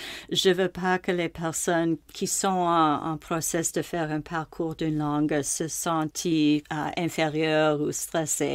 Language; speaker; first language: French; non-native, local second language; English